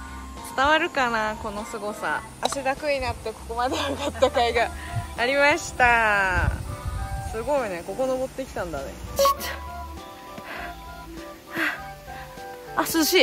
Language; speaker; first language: Japanese; native; Japanese